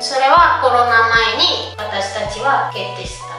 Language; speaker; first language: Japanese; non-native, fluent; Indonesian